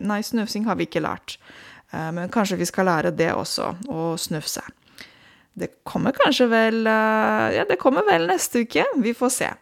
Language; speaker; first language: Norwegian; non-native, fluent; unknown